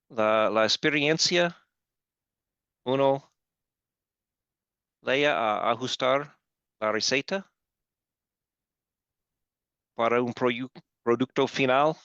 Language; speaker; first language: Spanish; non-native, fluent; English